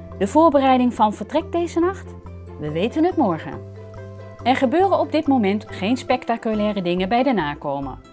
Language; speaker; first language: Dutch; native; Dutch